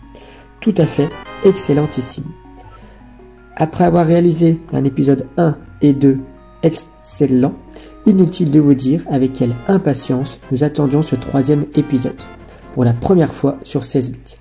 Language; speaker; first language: French; native; French